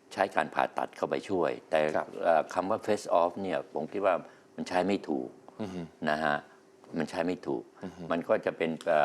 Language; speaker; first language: Thai; native; Thai